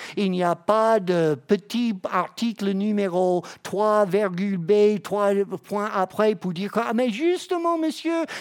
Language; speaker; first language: French; non-native, fluent; English